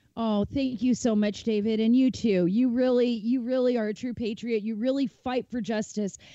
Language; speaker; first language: English; native; English